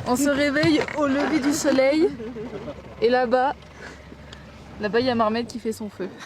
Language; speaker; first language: French; native; French